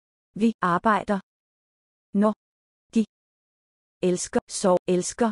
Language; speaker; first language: Danish; non-native, learner; English